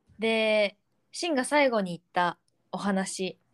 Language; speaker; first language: Japanese; native; Japanese